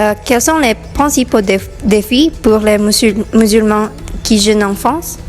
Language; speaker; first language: French; non-native, learner; Indonesian